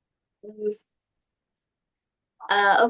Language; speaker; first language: English; non-native, learner; Vietnamese